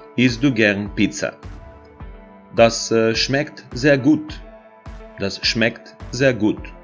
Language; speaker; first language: German; non-native, fluent; Macedonian